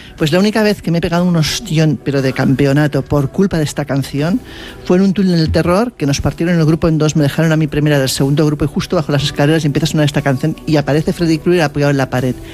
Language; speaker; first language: Spanish; native; Spanish